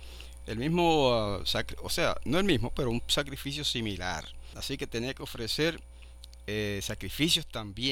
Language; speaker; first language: Spanish; native; Spanish